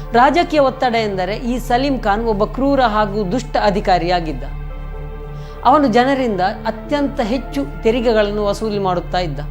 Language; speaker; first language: Kannada; native; Kannada